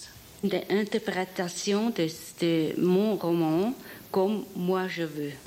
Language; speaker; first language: French; non-native, fluent; German